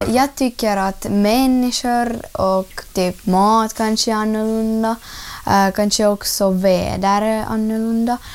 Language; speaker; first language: Swedish; non-native, learner; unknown